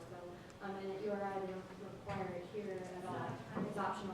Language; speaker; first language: English; native; English